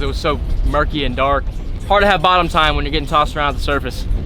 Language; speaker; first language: English; native; English